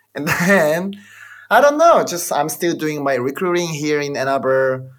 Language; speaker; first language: English; non-native, fluent; Korean